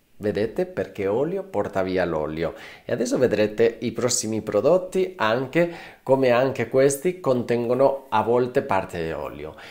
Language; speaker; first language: Italian; non-native, fluent; Spanish